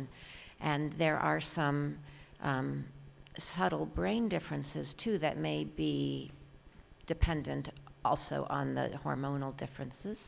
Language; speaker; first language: English; native; English